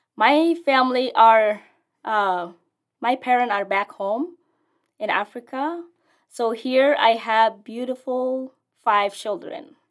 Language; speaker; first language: English; non-native, fluent; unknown